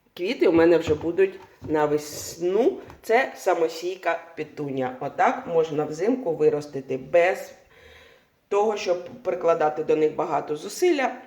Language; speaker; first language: Ukrainian; non-native, local second language; Russian